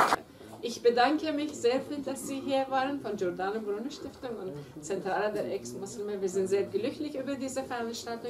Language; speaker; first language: German; non-native, fluent; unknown